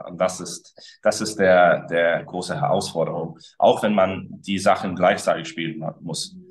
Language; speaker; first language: German; early bilingual, other home language; English